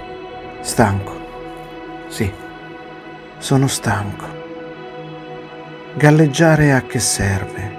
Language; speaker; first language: Italian; native; Italian